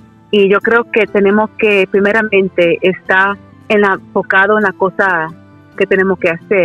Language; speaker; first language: Spanish; early bilingual, heritage; Spanish